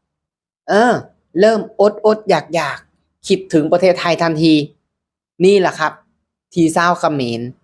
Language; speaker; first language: Thai; non-native, local second language; Lao